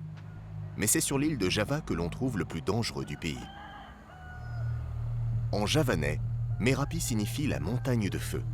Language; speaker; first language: French; native; French